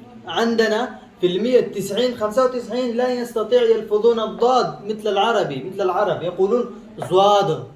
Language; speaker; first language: Arabic; non-native, learner; Pashto